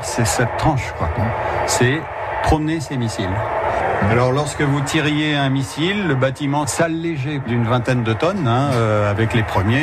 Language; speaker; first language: French; native; French